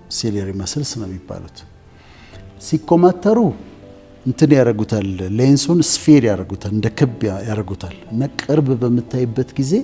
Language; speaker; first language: Amharic; native; Amharic